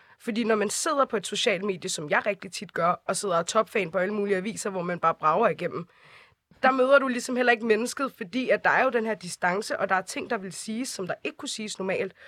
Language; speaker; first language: Danish; early bilingual, other home language; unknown